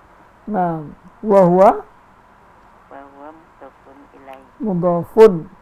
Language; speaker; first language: Arabic; non-native, fluent; Indonesian